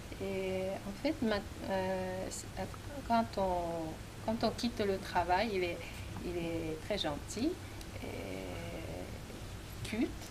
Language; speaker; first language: French; non-native, fluent; Japanese